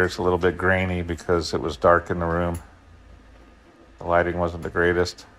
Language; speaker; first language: English; native; English